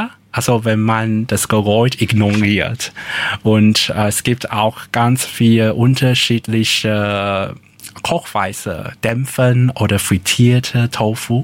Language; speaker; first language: German; non-native, learner; Chinese